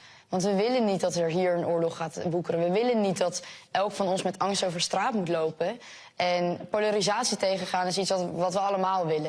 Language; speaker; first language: Dutch; native; Dutch